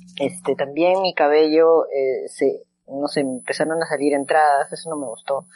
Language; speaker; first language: Spanish; native; Spanish